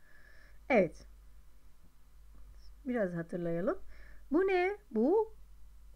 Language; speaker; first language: Turkish; non-native, fluent; Arabic